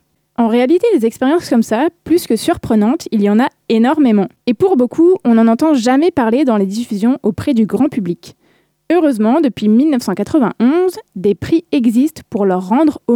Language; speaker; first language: French; native; French